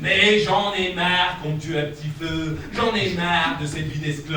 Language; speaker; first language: French; native; French